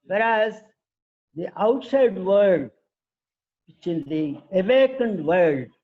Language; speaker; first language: English; non-native, local second language; Telugu